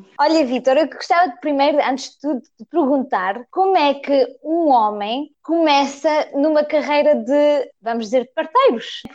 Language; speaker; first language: Portuguese; early bilingual, heritage; Portuguese